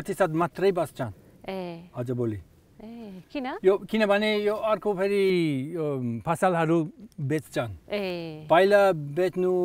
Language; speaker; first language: Nepali; non-native, learner; English